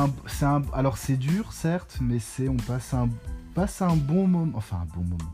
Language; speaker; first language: French; native; French